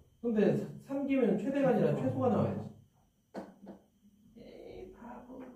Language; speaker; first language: Korean; native; Korean